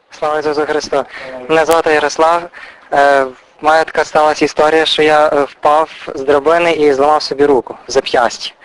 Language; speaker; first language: Ukrainian; native; Ukrainian